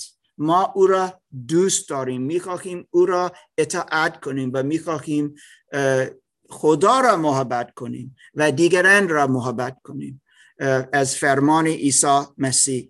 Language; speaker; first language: Persian; non-native, learner; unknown